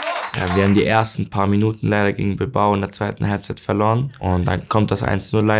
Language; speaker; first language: German; native; German